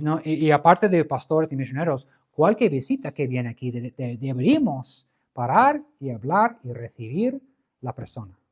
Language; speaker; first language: Spanish; non-native, fluent; English